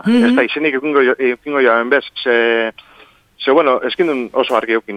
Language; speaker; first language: Basque; native; Basque